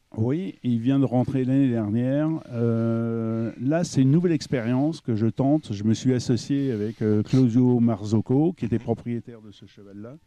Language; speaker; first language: French; native; French